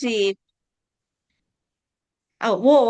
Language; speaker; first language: Chinese; non-native, learner; Indonesian